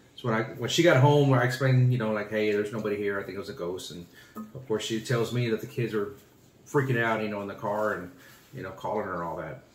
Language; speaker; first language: English; native; English